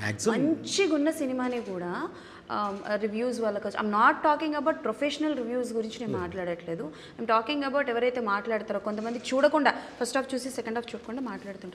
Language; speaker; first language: Telugu; native; Telugu